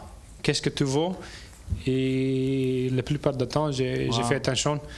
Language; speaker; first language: French; non-native, learner; English